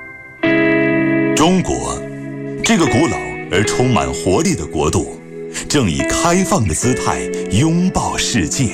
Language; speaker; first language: Chinese; native; Chinese